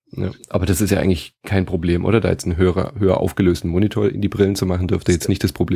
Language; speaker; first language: German; native; German